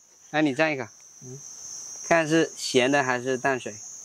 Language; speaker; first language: Chinese; native; Chinese